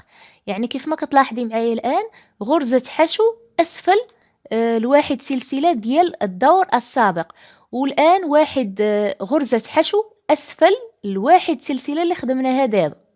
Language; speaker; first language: Arabic; native; Arabic